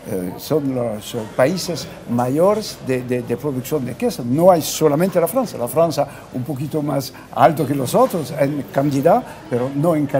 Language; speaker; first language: Spanish; non-native, fluent; French